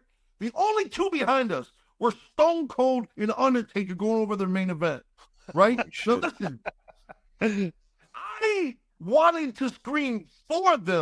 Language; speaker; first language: English; native; English